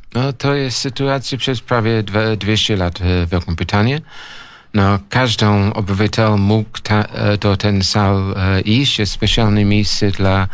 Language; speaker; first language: Polish; non-native, fluent; English